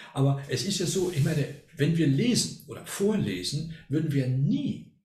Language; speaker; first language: German; non-native, fluent; Spanish